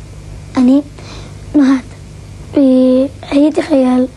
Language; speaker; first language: Hebrew; non-native, local second language; Arabic